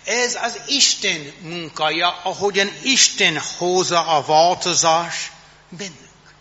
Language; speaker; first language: Hungarian; non-native, fluent; English